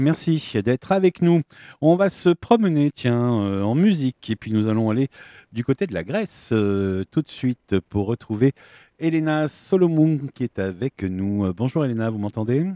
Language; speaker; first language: French; native; French